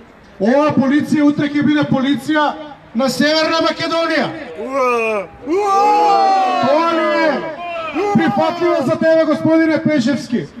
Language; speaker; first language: Macedonian; native; Macedonian